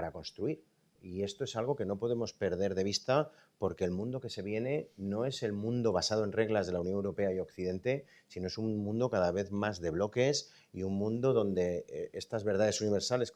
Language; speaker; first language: Spanish; native; Spanish